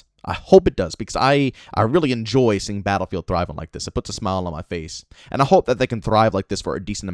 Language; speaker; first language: English; native; English